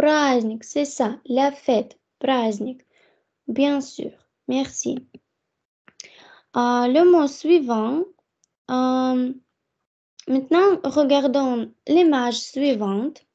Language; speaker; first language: French; non-native, fluent; Russian